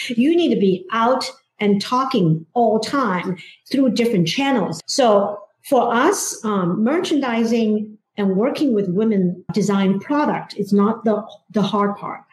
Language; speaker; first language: English; non-native, fluent; Chinese